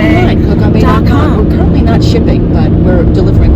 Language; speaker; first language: English; native; English